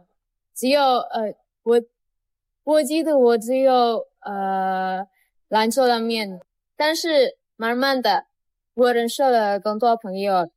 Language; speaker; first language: Chinese; non-native, fluent; Indonesian